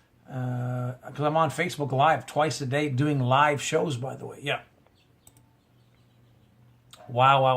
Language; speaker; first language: English; native; English